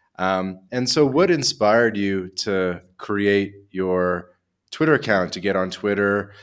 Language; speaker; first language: English; native; English